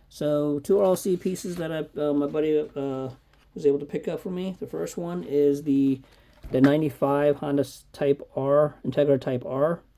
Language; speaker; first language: English; native; English